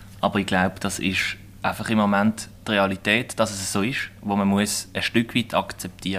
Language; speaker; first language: German; native; German